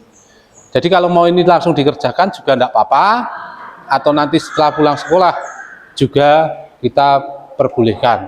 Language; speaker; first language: Indonesian; native; Indonesian